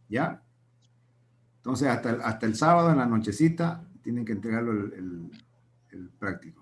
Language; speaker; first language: Spanish; native; Spanish